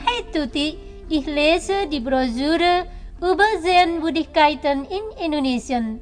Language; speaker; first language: German; non-native, learner; Indonesian